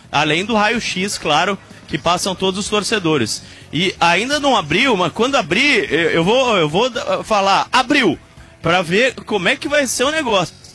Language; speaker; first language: Portuguese; native; Portuguese